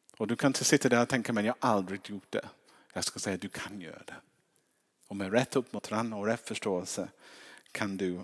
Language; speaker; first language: Swedish; non-native, fluent; English